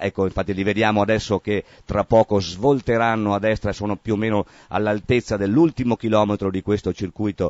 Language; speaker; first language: Italian; native; Italian